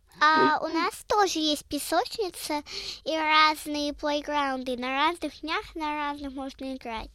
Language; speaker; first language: Russian; early bilingual, heritage; Russian